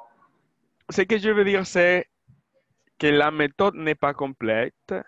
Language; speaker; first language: French; non-native, fluent; Spanish